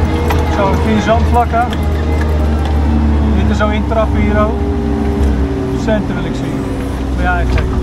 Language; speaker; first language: Dutch; native; Dutch